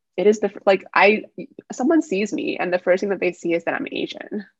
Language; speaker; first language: English; early bilingual, other home language; Wu Chinese